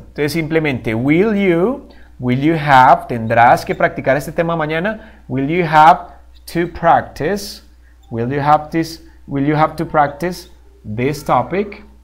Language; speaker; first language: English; non-native, fluent; Spanish